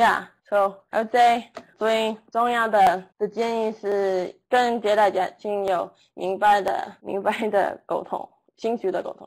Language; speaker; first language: Chinese; non-native, learner; English